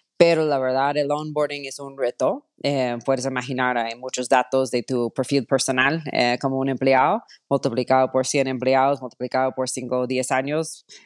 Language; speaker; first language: Spanish; non-native, fluent; English